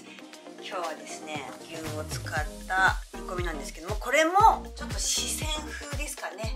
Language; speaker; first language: Japanese; native; Japanese